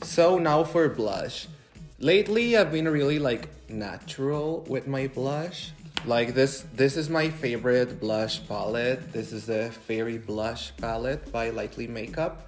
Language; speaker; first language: English; non-native, fluent; Spanish